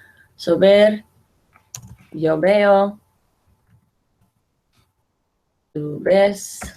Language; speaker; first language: Spanish; non-native, fluent; English